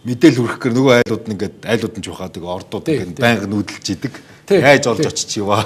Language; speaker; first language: Mongolian; native; Mongolian